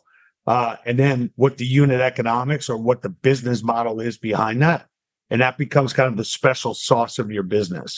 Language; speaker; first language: English; native; English